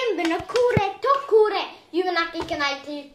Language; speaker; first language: Japanese; early bilingual, heritage; Japanese